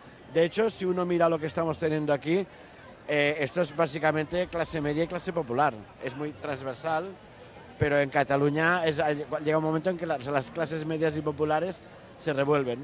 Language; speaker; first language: Spanish; non-native, local second language; Catalan